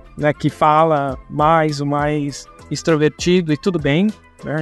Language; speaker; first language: Portuguese; native; Portuguese